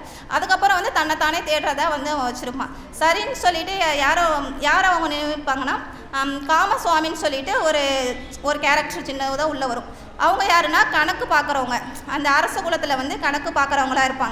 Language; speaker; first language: Tamil; native; Tamil